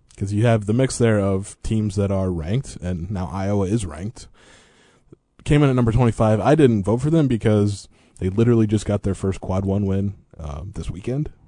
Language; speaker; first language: English; native; English